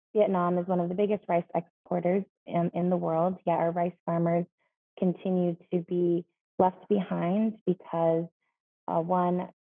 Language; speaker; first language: English; native; English